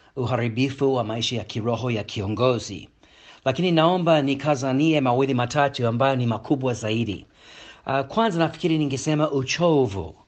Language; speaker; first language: Swahili; non-native, fluent; English